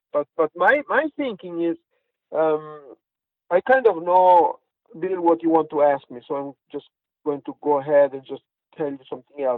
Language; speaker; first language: English; non-native, fluent; Italian